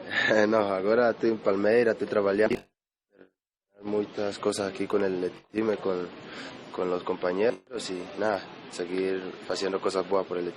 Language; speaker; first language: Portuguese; non-native, learner; Spanish